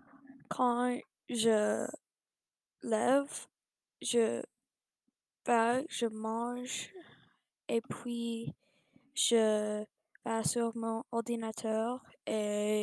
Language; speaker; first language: French; non-native, learner; English